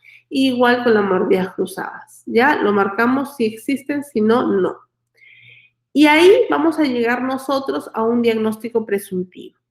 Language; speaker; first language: Spanish; native; Spanish